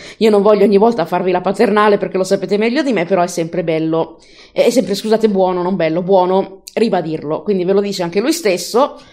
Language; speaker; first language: Italian; native; Italian